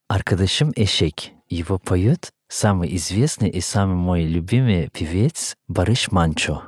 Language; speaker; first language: Russian; non-native, fluent; Turkish